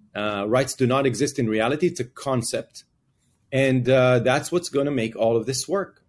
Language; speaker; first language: English; non-native, fluent; Hebrew